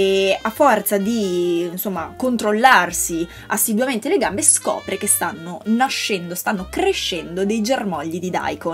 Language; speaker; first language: Italian; native; Italian